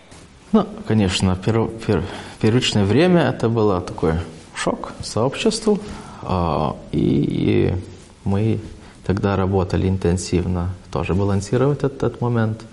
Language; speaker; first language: Russian; non-native, fluent; Lithuanian